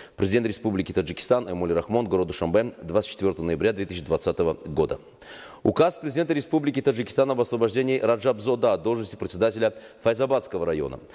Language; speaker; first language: Russian; non-native, local second language; Tajik